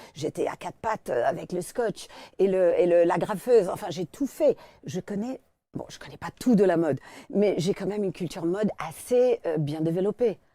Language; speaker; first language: French; non-native, fluent; English